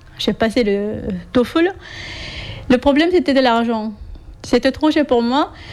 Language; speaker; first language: French; non-native, fluent; Korean